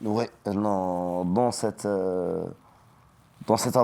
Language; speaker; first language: French; non-native, learner; Arabic